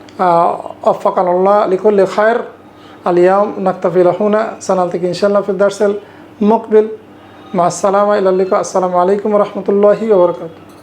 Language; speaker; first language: Arabic; non-native, fluent; Bangla